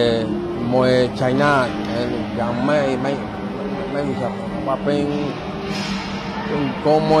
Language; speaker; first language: Thai; non-native, learner; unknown